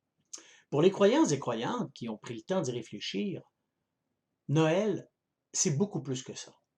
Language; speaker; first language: French; native; French